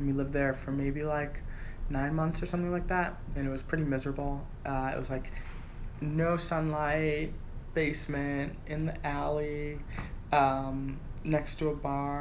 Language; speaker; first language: English; native; English